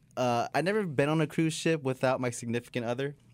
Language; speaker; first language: English; non-native, fluent; Spanish